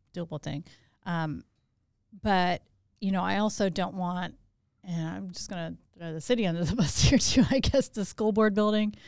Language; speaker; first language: English; native; English